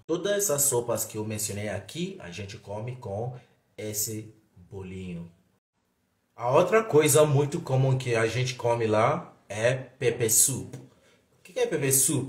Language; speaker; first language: Portuguese; non-native, fluent; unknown